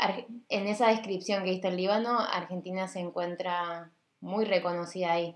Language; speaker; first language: Spanish; native; Spanish